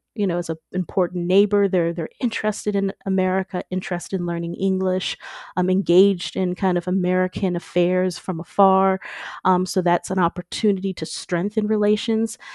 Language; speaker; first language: English; native; English